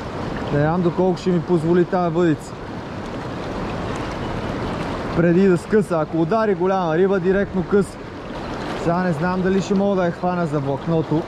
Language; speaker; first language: Bulgarian; native; Bulgarian